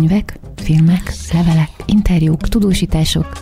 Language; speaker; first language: Hungarian; native; Hungarian